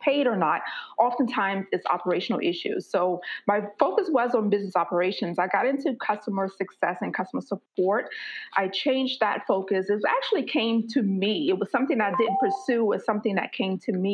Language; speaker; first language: English; native; English